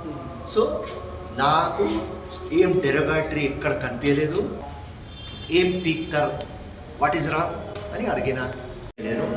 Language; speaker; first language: Telugu; non-native, local second language; Urdu